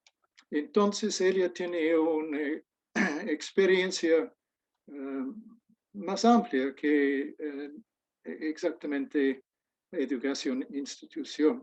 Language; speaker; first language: Spanish; non-native, fluent; English